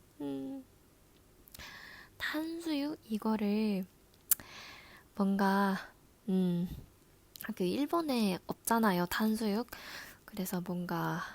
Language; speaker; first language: Korean; non-native, learner; Japanese